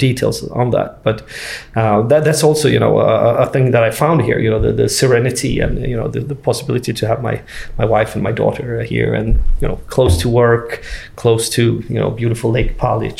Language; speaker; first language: English; non-native, fluent; Swedish